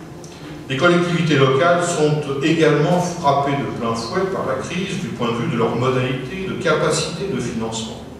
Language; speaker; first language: French; native; French